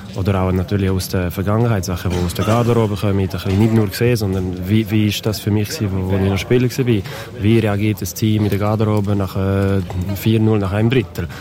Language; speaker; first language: German; non-native, local second language; French